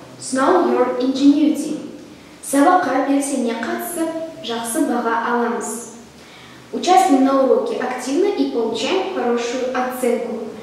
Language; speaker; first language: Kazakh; non-native, local second language; Russian